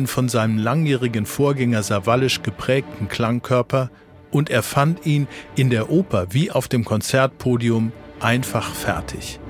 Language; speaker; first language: German; native; German